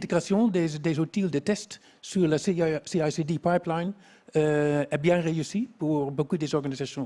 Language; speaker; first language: French; non-native, fluent; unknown